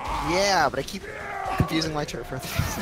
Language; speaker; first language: English; native; English